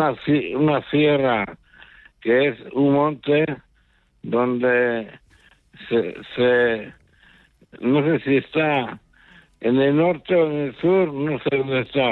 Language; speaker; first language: Spanish; non-native, local second language; Basque